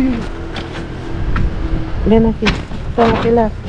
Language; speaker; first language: Spanish; non-native, learner; Filipino